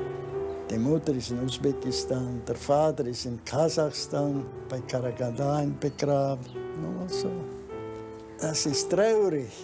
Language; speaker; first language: German; early bilingual, heritage; German